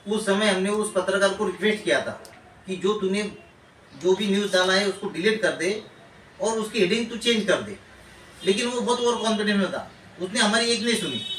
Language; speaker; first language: Hindi; non-native, local second language; Marathi